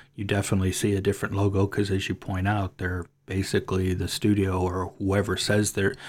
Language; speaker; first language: English; native; English